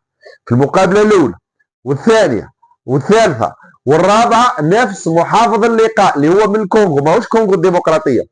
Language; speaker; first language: Arabic; native; Arabic